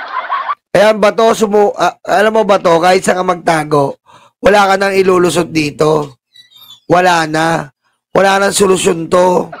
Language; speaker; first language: Filipino; native; Filipino